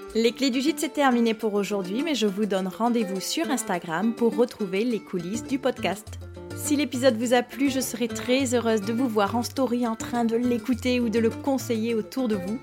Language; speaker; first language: French; native; French